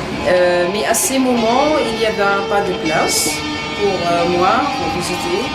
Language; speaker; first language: French; non-native, learner; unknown